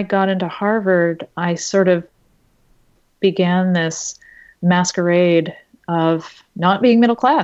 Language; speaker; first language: English; native; English